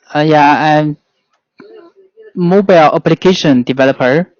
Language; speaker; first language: English; non-native, learner; Chinese